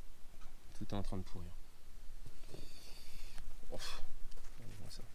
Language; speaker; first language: French; native; French